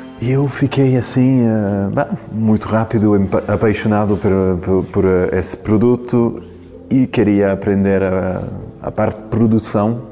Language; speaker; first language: Portuguese; non-native, learner; French